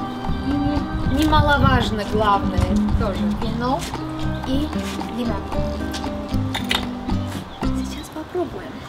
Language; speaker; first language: Russian; non-native, local second language; Armenian